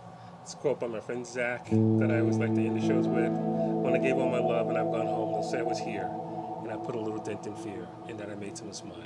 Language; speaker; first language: English; native; English